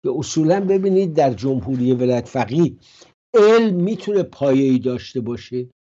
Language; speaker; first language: Persian; native; Persian